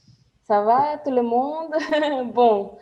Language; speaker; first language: French; non-native, fluent; Portuguese